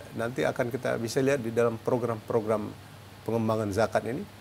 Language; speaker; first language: Indonesian; native; Indonesian